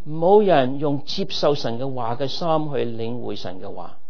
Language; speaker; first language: Cantonese; native; Cantonese